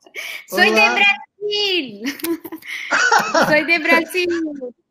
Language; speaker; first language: Spanish; non-native, learner; Portuguese